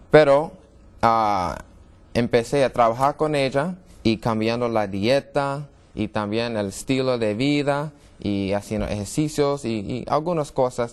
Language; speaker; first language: Spanish; non-native, learner; English